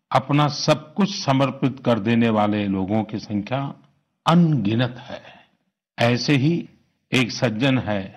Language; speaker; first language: Hindi; non-native, local second language; Gujarati